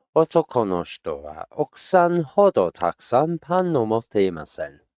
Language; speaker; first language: Japanese; non-native, learner; English